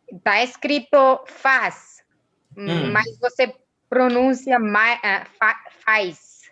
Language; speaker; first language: Portuguese; non-native, learner; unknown